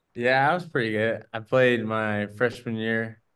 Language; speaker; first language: English; native; English